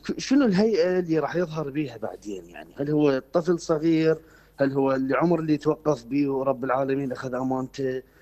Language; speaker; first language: Arabic; native; Arabic